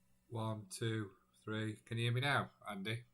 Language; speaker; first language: English; native; English